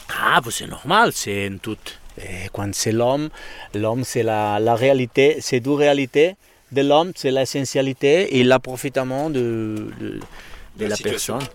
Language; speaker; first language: French; non-native, learner; Spanish